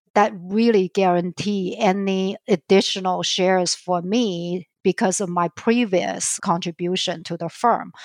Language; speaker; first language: English; non-native, fluent; Chinese